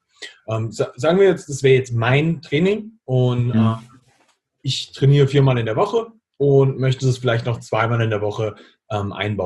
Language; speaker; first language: German; native; German